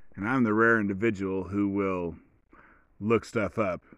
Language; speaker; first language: English; native; English